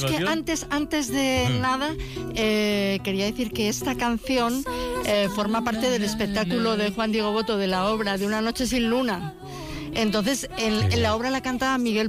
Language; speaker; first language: Spanish; native; Spanish